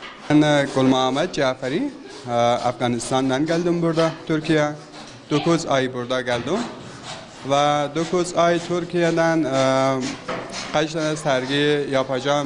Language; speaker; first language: Turkish; non-native, learner; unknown